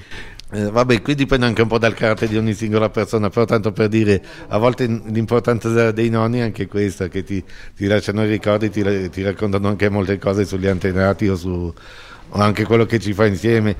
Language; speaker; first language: Italian; native; Italian